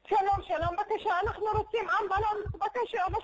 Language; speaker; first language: Hebrew; non-native, learner; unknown